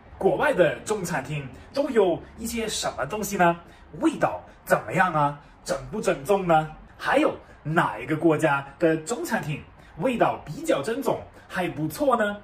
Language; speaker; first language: Chinese; non-native, fluent; German